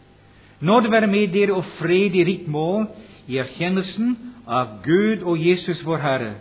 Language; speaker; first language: Norwegian; non-native, fluent; English